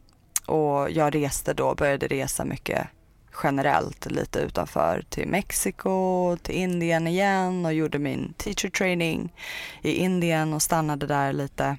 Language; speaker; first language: Swedish; early bilingual, other home language; Persian